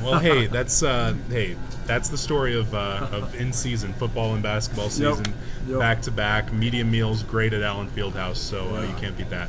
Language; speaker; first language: English; native; English